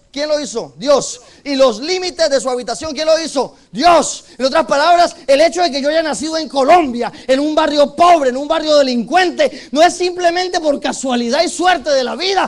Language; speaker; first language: Spanish; native; Spanish